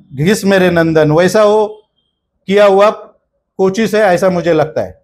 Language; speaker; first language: Hindi; non-native, local second language; Marathi